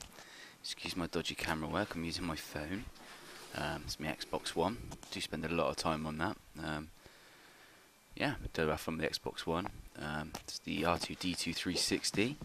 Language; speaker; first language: English; native; English